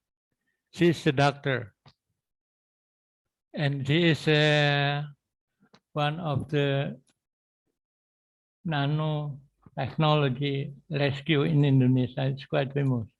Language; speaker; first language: English; non-native, learner; Indonesian